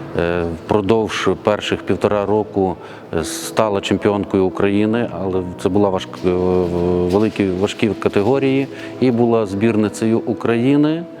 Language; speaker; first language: Ukrainian; native; Ukrainian